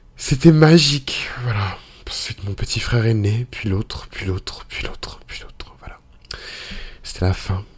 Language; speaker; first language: French; early bilingual, other home language; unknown